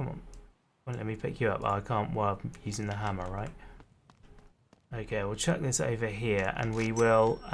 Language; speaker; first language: English; native; English